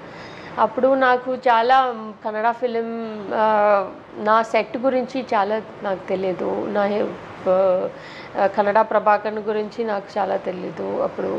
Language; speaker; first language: Telugu; non-native, local second language; Tamil